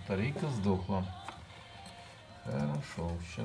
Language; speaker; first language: Russian; native; Russian